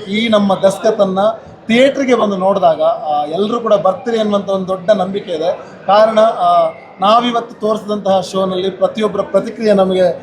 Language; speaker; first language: Kannada; non-native, local second language; Tulu